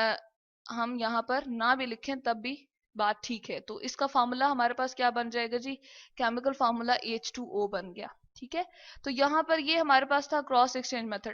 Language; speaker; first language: Hindi; non-native, local second language; Punjabi